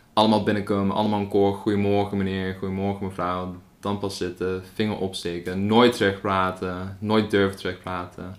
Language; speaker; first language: Dutch; early bilingual, other home language; Afrikaans